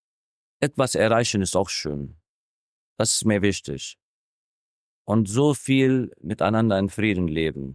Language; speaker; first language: German; non-native, fluent; Arabic